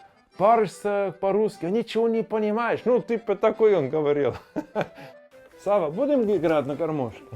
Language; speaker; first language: Russian; non-native, learner; German